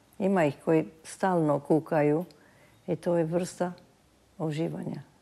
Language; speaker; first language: Serbian; early bilingual, heritage; Serbian